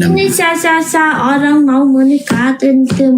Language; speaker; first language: Indonesian; non-native, learner; Vietnamese